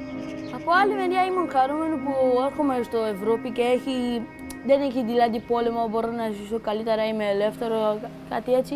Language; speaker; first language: Greek; non-native, learner; Persian